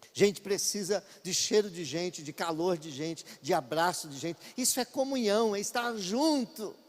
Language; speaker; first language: Portuguese; native; Portuguese